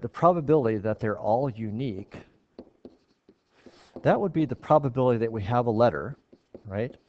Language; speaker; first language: English; native; English